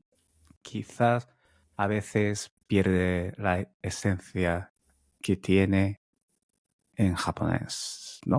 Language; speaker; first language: Spanish; non-native, fluent; Japanese